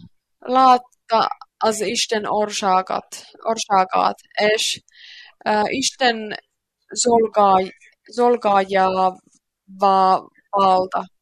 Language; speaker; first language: Hungarian; non-native, learner; Finnish